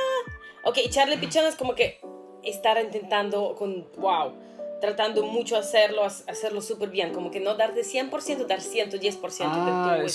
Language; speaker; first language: Spanish; non-native, fluent; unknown